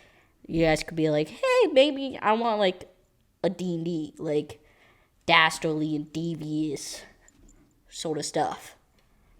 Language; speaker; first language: English; native; English